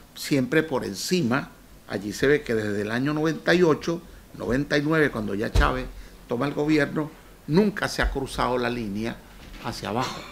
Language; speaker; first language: Spanish; native; Spanish